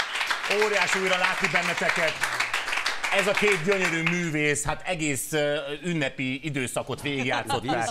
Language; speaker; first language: Hungarian; native; Hungarian